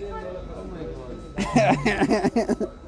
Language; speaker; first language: English; non-native, learner; Portuguese